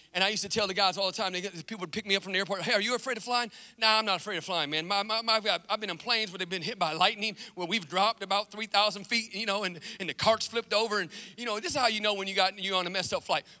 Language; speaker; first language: English; native; English